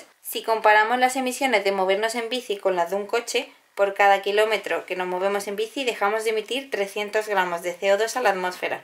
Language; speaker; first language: Spanish; native; Spanish